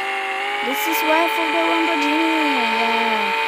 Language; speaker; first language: English; non-native, learner; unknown